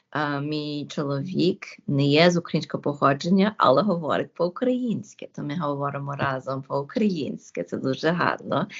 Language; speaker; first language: Ukrainian; early bilingual, heritage; Ukrainian